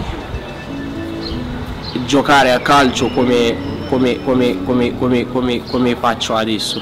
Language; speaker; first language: Italian; non-native, learner; Hausa